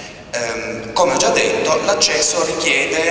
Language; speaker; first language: Italian; native; Italian